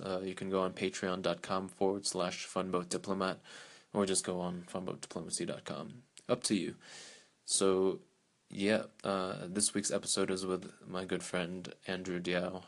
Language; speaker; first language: English; native; English